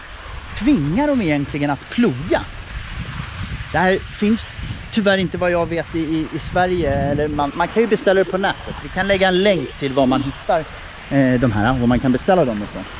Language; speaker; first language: Swedish; native; Swedish